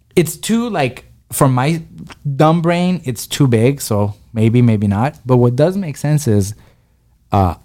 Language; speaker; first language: English; early bilingual, other home language; Persian